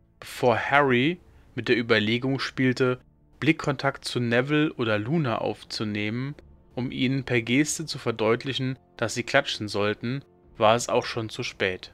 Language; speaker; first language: German; native; German